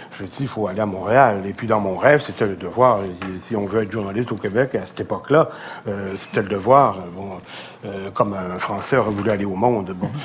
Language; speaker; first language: French; native; French